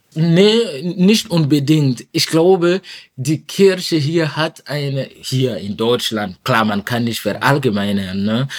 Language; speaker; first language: German; non-native, fluent; Mossi